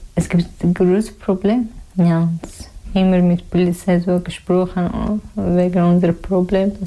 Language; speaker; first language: German; non-native, learner; Persian